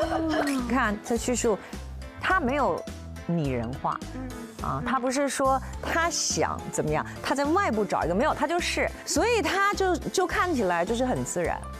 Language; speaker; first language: Chinese; native; Chinese